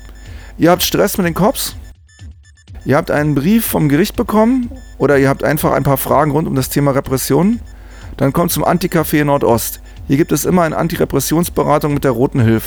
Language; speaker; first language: German; native; German